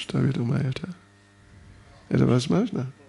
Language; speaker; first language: Russian; non-native, learner; English